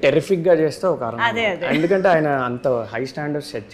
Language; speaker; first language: Telugu; native; Telugu